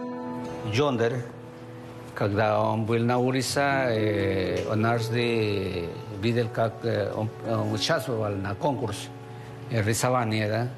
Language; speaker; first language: Russian; non-native, learner; Spanish